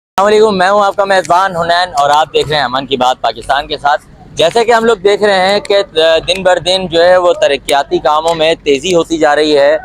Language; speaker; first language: Urdu; native; Urdu